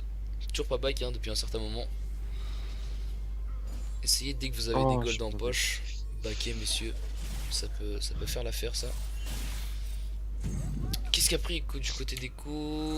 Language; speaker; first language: French; native; French